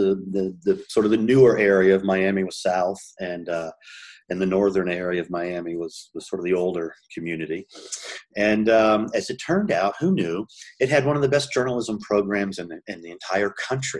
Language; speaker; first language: English; native; English